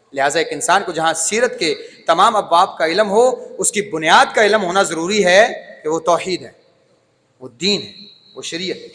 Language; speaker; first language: Urdu; non-native, local second language; Punjabi